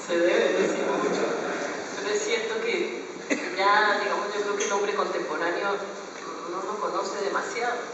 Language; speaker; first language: Spanish; native; Spanish